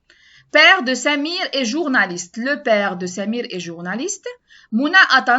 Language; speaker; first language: French; non-native, learner; Arabic